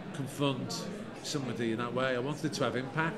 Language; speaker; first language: English; native; English